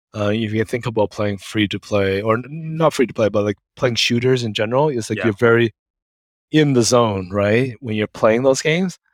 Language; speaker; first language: English; native; English